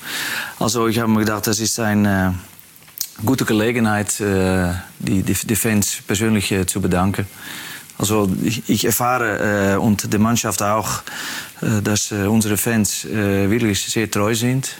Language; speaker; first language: German; non-native, fluent; Dutch